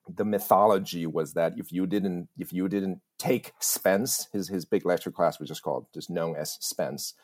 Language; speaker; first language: English; early bilingual, other home language; Chinese